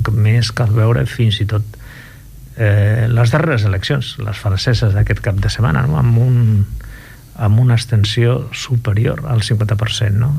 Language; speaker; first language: Catalan; non-native, local second language; Spanish